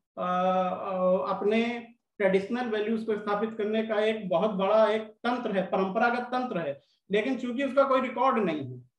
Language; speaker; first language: Hindi; native; Hindi